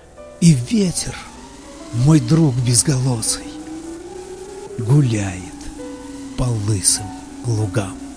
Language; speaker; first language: Russian; native; Russian